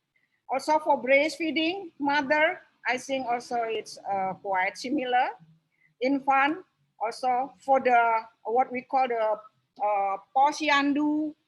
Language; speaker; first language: English; non-native, local second language; Indonesian